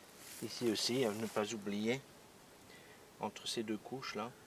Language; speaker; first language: French; native; French